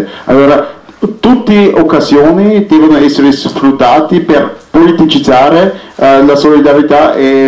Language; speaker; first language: Italian; non-native, fluent; Arabic